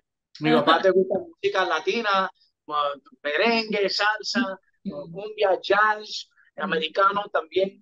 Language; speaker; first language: Spanish; early bilingual, heritage; English